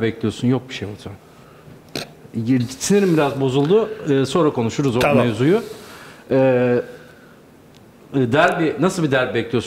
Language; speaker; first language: Turkish; native; Turkish